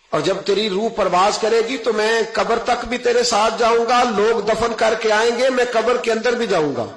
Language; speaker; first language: Urdu; non-native, local second language; Punjabi